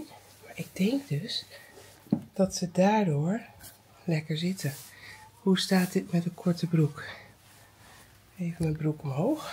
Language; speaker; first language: Dutch; native; Dutch